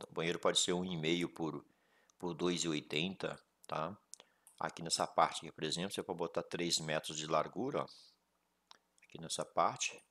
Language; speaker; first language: Portuguese; native; Portuguese